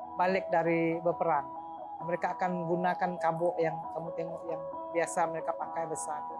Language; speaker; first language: Malay; non-native, local second language; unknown